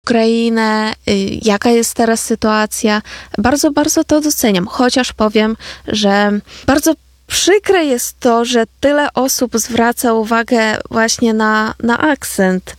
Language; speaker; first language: Polish; non-native, fluent; Ukrainian